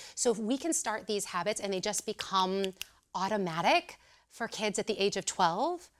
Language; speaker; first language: English; native; English